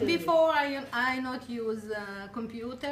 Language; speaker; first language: English; non-native, learner; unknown